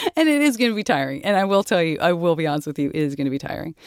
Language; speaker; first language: English; native; English